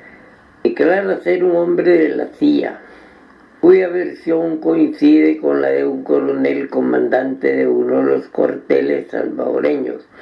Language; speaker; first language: Spanish; native; Spanish